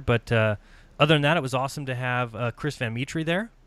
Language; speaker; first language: English; native; English